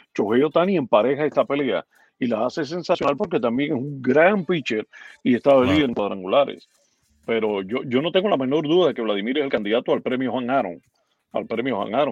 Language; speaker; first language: Spanish; native; Spanish